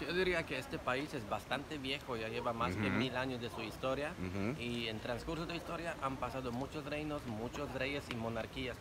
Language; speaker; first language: Spanish; non-native, fluent; Polish